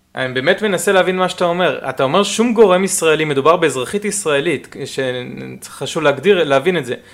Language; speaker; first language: Hebrew; native; Hebrew